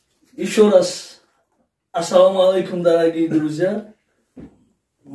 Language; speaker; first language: Russian; non-native, fluent; Tajik